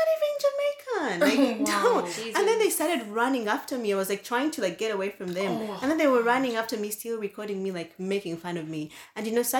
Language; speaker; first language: English; non-native, local second language; Ganda